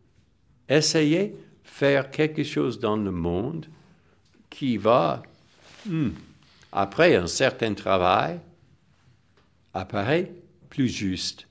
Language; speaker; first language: French; non-native, fluent; English